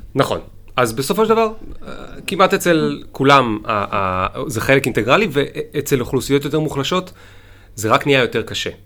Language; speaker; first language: Hebrew; native; Hebrew